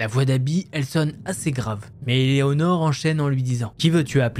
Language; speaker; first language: French; native; French